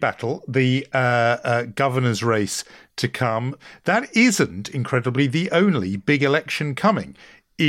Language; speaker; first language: English; native; English